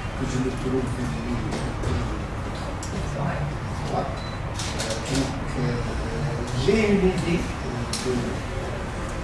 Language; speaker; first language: French; non-native, local second language; Arabic